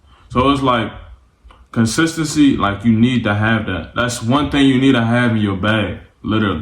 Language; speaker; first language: English; native; English